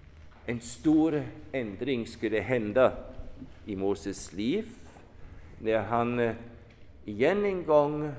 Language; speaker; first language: Swedish; non-native, fluent; German